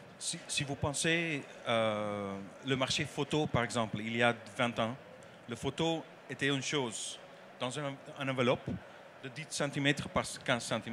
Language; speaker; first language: French; non-native, learner; Dutch